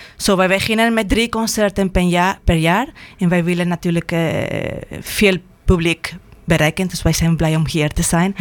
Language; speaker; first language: Dutch; non-native, fluent; Spanish